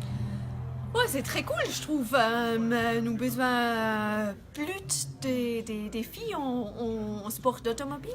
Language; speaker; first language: French; non-native, learner; German